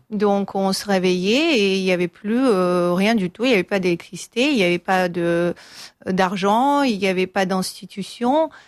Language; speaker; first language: French; non-native, fluent; Armenian